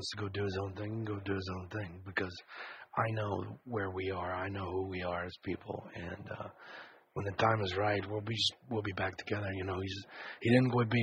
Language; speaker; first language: English; native; English